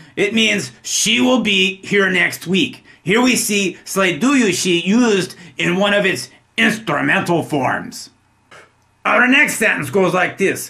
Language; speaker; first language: English; native; English